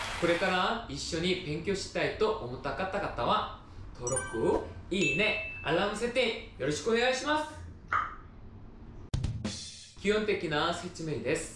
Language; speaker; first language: Japanese; non-native, fluent; Korean